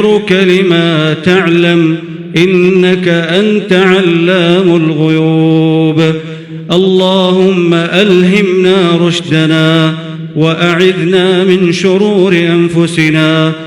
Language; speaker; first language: Arabic; native; Arabic